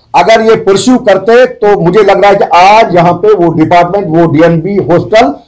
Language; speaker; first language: Urdu; non-native, local second language; Kashmiri